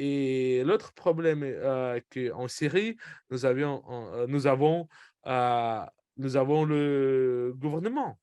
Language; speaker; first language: French; non-native, fluent; Russian